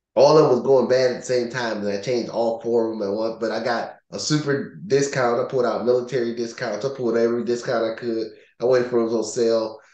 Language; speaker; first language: English; native; English